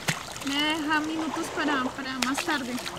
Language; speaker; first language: Spanish; native; Spanish